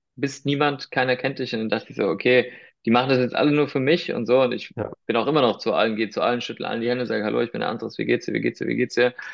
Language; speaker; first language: German; early bilingual, other home language; Spanish